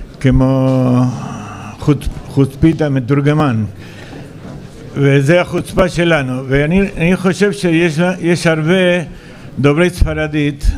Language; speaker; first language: Hebrew; non-native, fluent; Spanish